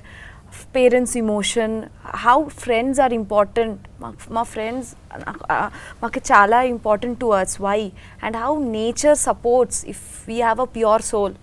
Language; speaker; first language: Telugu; non-native, learner; Bangla